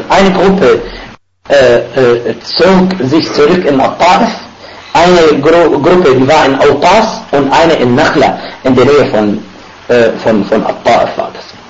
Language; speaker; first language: German; non-native, fluent; Arabic